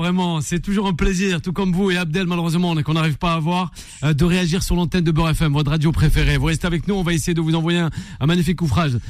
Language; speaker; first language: French; native; French